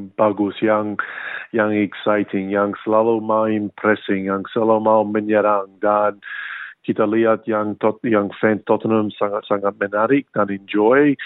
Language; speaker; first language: Indonesian; non-native, fluent; English